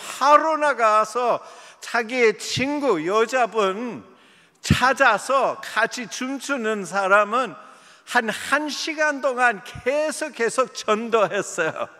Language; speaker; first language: Korean; non-native, fluent; English